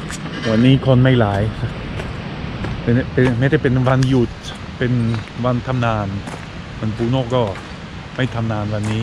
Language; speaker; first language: Thai; non-native, learner; Swiss German